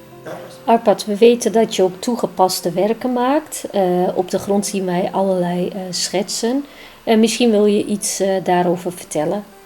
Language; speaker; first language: Dutch; non-native, fluent; Turkish